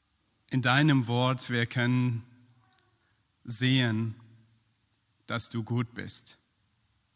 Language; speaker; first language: German; non-native, fluent; Persian